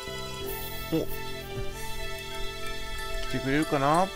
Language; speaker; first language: Japanese; native; Japanese